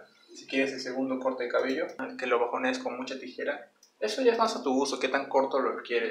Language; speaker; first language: Spanish; native; Spanish